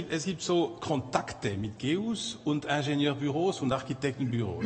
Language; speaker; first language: German; non-native, local second language; French